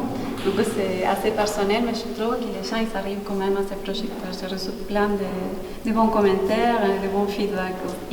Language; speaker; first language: French; non-native, fluent; Spanish